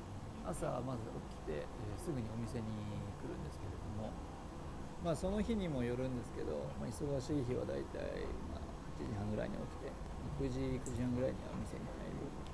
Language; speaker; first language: Japanese; native; Japanese